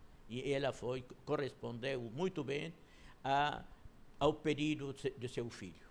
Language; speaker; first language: Portuguese; non-native, fluent; Arabic